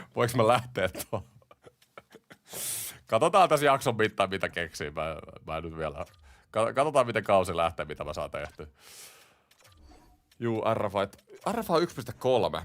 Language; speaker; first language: Finnish; native; Finnish